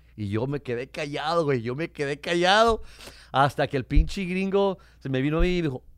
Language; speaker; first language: Spanish; native; Spanish